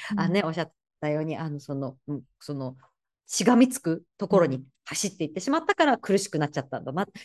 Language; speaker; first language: Japanese; native; Japanese